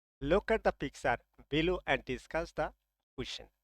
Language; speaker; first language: English; non-native, local second language; Bangla